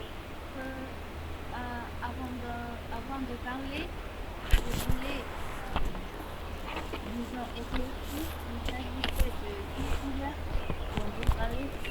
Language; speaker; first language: French; non-native, learner; Spanish